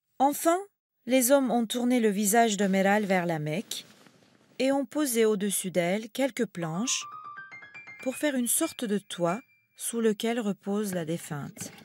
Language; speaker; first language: French; non-native, fluent; Turkish